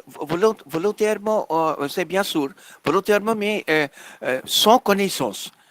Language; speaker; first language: French; non-native, fluent; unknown